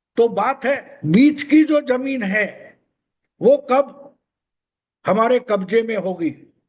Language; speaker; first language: Hindi; non-native, local second language; Marathi